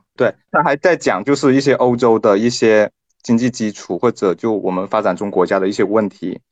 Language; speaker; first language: Chinese; non-native, local second language; Cantonese